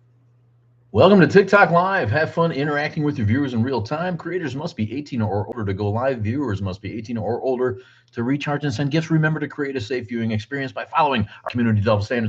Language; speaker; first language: English; native; English